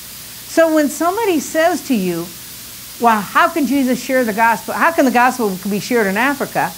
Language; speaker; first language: English; native; English